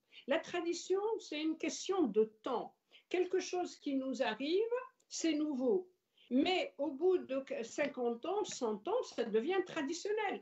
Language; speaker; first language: French; non-native, local second language; Arabic